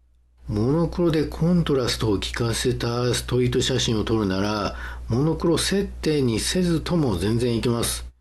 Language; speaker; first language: Japanese; native; Japanese